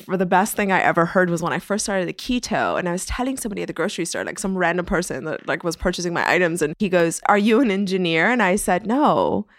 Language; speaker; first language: English; early bilingual, other home language; Persian